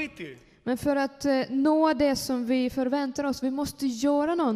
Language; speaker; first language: Swedish; non-native, fluent; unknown